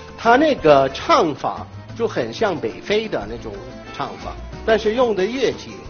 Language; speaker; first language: Chinese; non-native, fluent; Maltese